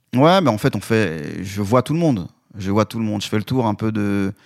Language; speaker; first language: French; native; French